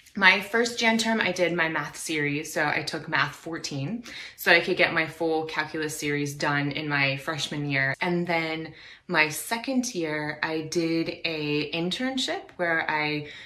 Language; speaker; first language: English; native; English